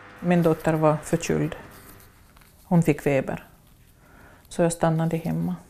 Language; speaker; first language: Swedish; non-native, fluent; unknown